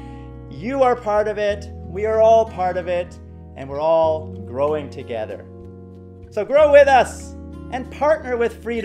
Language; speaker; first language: English; native; English